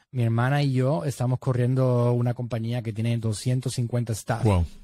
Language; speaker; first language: Spanish; native; Spanish